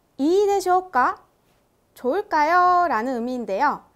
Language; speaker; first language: Korean; native; Korean